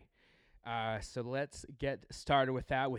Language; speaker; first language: English; native; English